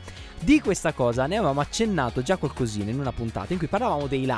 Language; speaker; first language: Italian; native; Italian